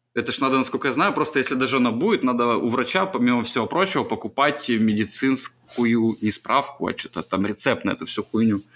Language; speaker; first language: Russian; native; Russian